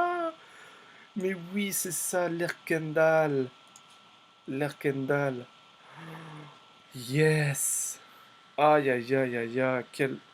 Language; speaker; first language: French; native; French